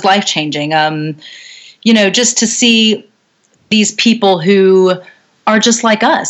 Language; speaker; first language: English; native; English